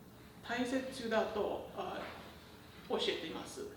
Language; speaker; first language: Japanese; non-native, learner; English